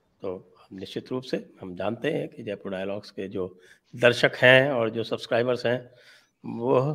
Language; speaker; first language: Hindi; native; Hindi